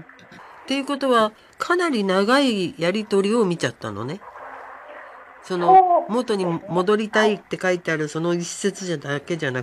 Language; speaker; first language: Japanese; native; Japanese